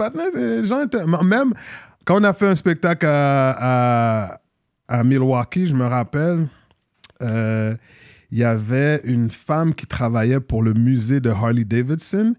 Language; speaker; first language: French; native; French